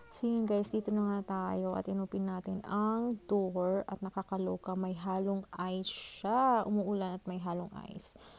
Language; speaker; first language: Filipino; non-native, local second language; Cebuano